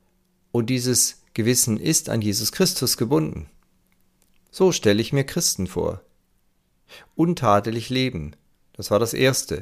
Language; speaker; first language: German; native; German